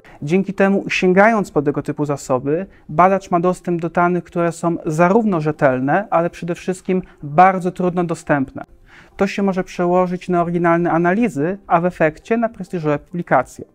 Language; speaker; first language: Polish; native; Polish